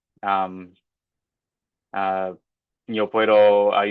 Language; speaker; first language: Spanish; non-native, fluent; English